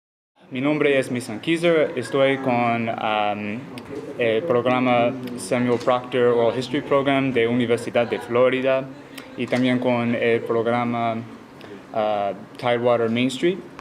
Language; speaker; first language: Spanish; non-native, learner; English